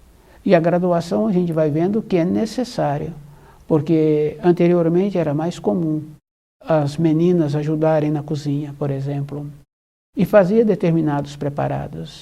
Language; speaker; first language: Portuguese; native; Portuguese